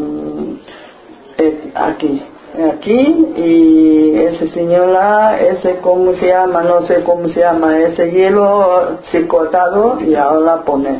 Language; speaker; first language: Spanish; non-native, learner; Chinese